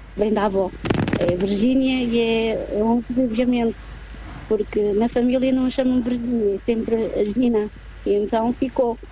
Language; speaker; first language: Portuguese; native; Portuguese